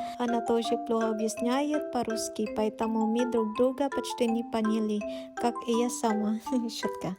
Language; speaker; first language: Russian; non-native, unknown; Waray